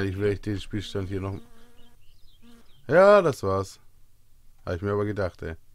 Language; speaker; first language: German; native; German